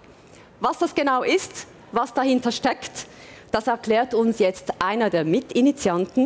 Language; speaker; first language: German; native; German